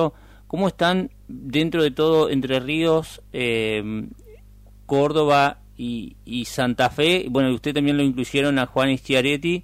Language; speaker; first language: Spanish; native; Spanish